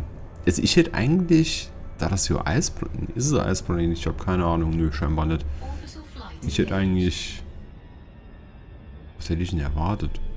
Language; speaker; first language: German; native; German